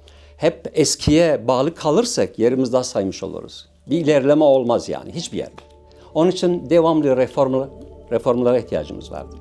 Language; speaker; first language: Turkish; non-native, local second language; Syriac